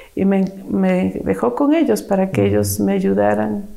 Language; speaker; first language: Spanish; native; Spanish